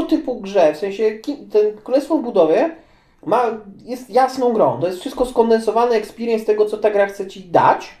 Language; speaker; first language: Polish; native; Polish